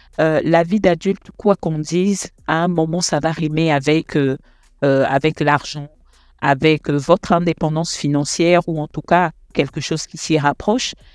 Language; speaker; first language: French; non-native, local second language; Lingala